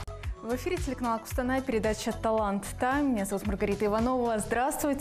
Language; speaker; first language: Russian; native; Russian